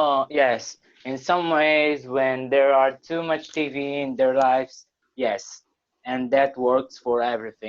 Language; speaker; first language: English; non-native, learner; Portuguese